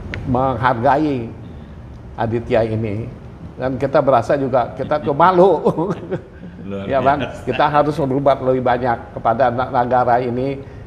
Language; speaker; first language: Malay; non-native, local second language; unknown